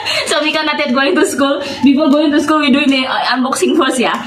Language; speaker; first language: English; non-native, learner; Indonesian